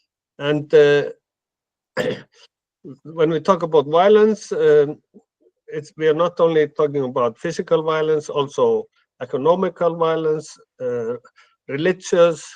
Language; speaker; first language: English; non-native, fluent; Icelandic